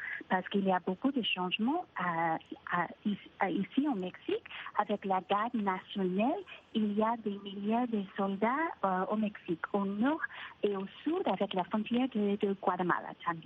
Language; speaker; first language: French; non-native, fluent; Spanish